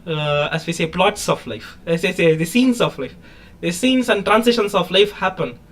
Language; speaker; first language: English; non-native, local second language; Tamil